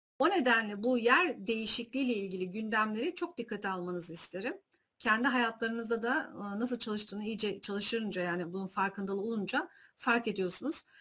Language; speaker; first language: Turkish; early bilingual, heritage; Turkish